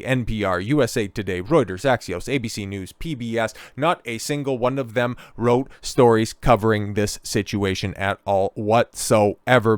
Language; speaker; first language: English; native; English